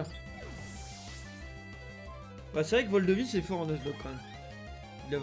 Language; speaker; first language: French; native; French